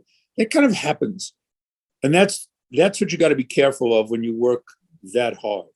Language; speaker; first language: English; native; English